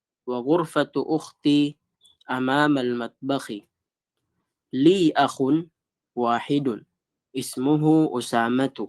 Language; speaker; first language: Arabic; non-native, fluent; Filipino